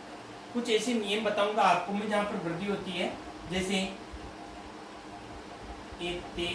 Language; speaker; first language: Hindi; native; Hindi